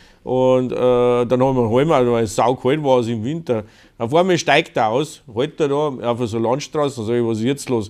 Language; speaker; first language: German; native; German